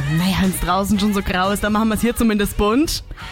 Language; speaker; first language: German; native; German